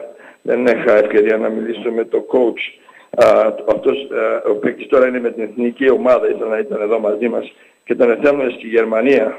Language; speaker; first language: Greek; early bilingual, heritage; English